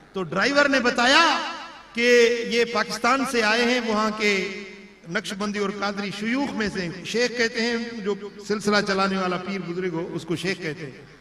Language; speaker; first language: Urdu; non-native, local second language; Sindhi